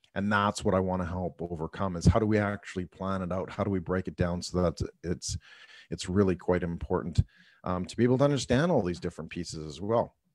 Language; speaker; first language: English; native; English